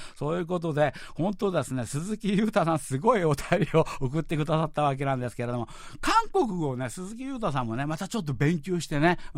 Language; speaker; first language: Japanese; non-native, fluent; Korean